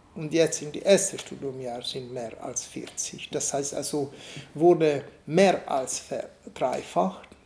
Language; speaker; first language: German; non-native, fluent; Hungarian